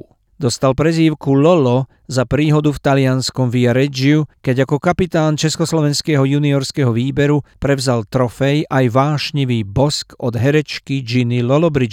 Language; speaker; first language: Slovak; native; Slovak